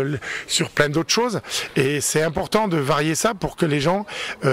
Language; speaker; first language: French; native; French